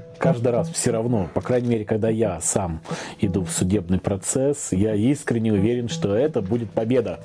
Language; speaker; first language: Russian; native; Russian